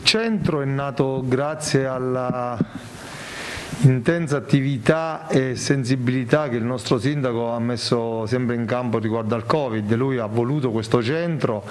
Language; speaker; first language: Italian; native; Italian